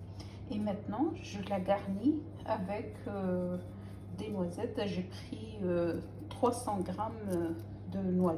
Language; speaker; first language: French; non-native, local second language; Arabic